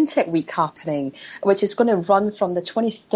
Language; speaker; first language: English; native; English